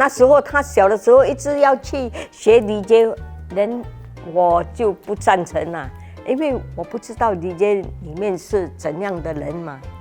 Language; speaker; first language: Chinese; native; Chinese